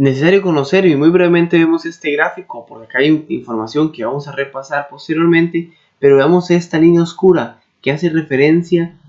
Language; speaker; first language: Spanish; native; Spanish